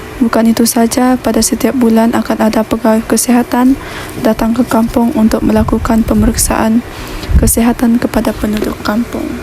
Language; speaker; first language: Malay; non-native, local second language; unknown